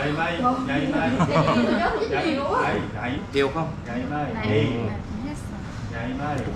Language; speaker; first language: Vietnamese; non-native, learner; Korean